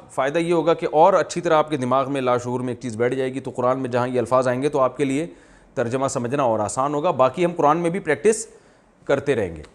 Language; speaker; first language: Urdu; native; Urdu